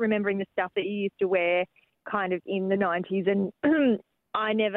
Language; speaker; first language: English; native; English